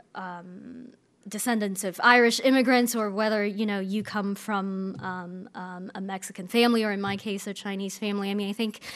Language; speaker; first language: English; native; English